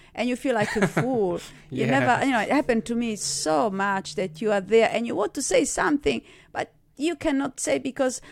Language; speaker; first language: English; non-native, fluent; Italian